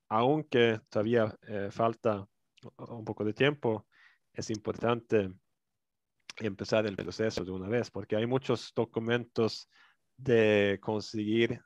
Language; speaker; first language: Spanish; non-native, fluent; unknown